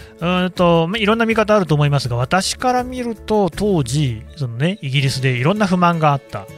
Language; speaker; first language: Japanese; native; Japanese